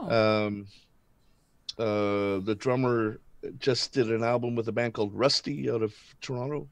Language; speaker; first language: English; native; English